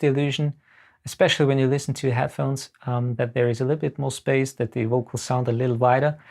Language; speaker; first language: English; non-native, fluent; German